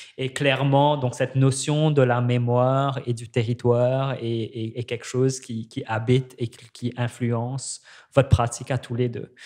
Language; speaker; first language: French; native; French